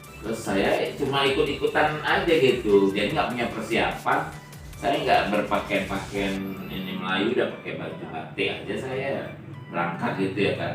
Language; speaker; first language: Indonesian; native; Indonesian